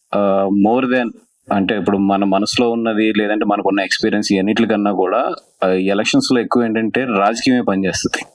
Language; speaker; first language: Telugu; native; Telugu